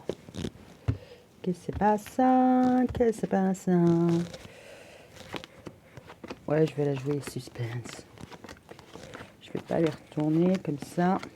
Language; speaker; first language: French; native; French